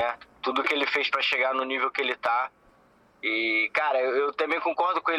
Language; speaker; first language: Portuguese; native; Portuguese